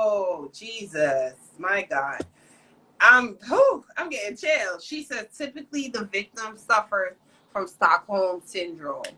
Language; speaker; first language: English; native; English